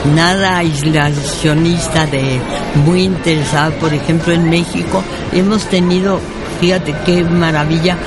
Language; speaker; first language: Spanish; early bilingual, other home language; French